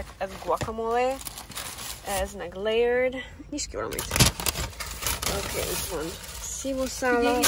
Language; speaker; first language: Hungarian; non-native, fluent; English